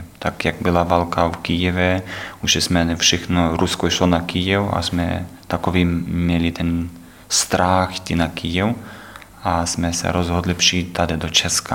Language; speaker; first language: Czech; non-native, learner; Ukrainian